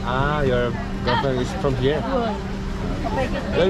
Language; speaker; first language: English; non-native, learner; Korean